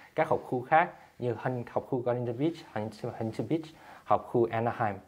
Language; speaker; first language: Vietnamese; early bilingual, heritage; Vietnamese